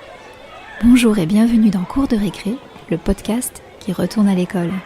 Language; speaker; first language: French; native; French